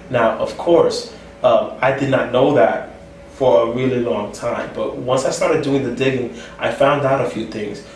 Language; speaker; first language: English; native; English